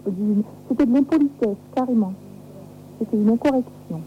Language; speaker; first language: French; native; French